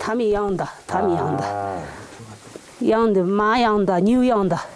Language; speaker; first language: Chinese; non-native, local second language; Tibetan